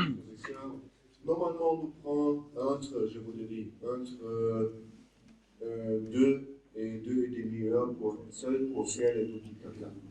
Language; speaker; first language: French; non-native, learner; German